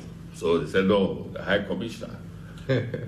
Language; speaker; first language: English; non-native, local second language; Akan